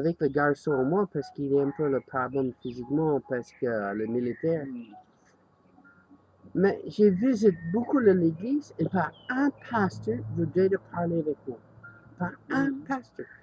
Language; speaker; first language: French; non-native, learner; English